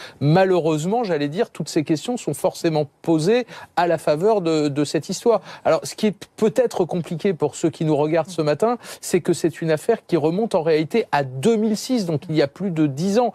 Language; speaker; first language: French; native; French